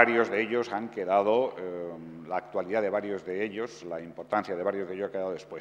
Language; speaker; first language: Spanish; native; Spanish